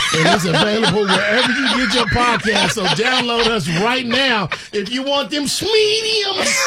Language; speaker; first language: English; native; English